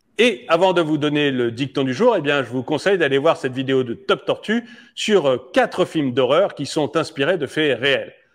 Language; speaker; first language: French; native; French